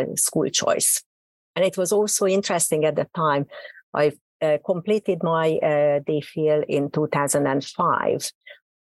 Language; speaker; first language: English; non-native, fluent; Hungarian